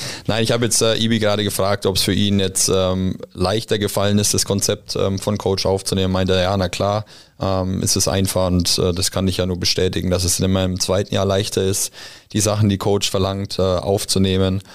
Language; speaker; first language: German; native; German